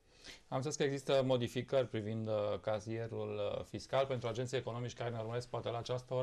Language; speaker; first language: Romanian; native; Romanian